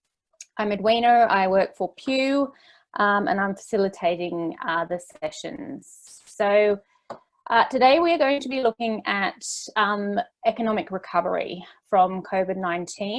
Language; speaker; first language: English; native; English